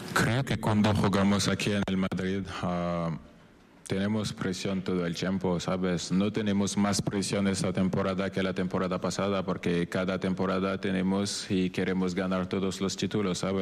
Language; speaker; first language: Spanish; non-native, fluent; French